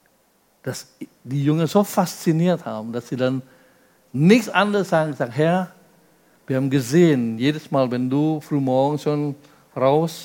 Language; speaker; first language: German; non-native, fluent; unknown